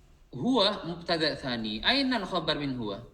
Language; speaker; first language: Arabic; non-native, fluent; Indonesian